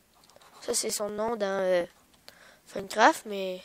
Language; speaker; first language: French; native; French